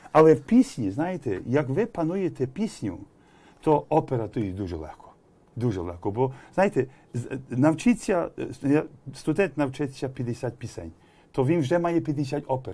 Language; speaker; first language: Ukrainian; early bilingual, heritage; English